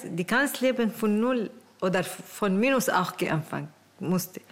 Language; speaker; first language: German; non-native, learner; Arabic